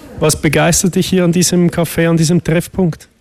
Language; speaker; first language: German; native; German